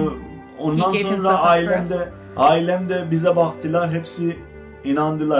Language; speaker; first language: Turkish; non-native, fluent; Azerbaijani